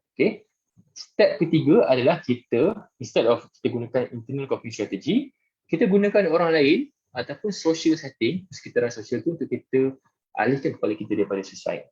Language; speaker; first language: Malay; native; Malay